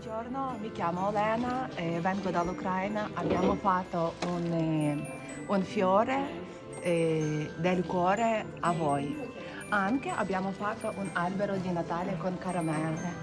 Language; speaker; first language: Italian; non-native, learner; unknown